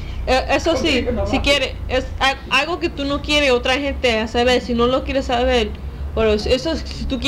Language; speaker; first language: Spanish; early bilingual, heritage; Spanish